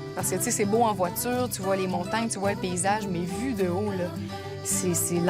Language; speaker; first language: French; native; French